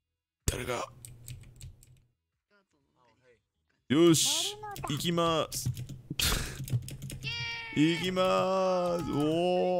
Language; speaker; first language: Japanese; non-native, learner; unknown